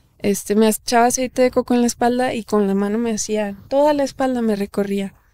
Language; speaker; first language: Spanish; native; Spanish